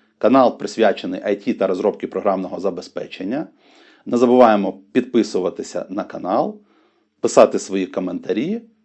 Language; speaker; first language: Ukrainian; non-native, local second language; Russian